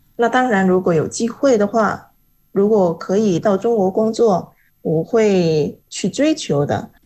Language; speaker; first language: Chinese; non-native, fluent; Indonesian